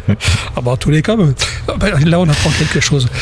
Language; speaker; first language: French; native; French